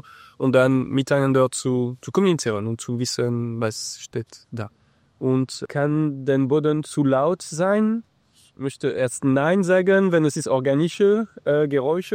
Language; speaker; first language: German; non-native, learner; English